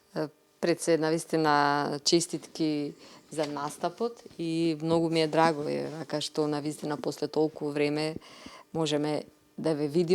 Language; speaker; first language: Macedonian; native; Macedonian